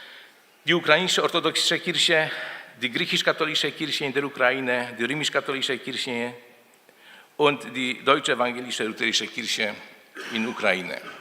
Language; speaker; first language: German; non-native, fluent; Polish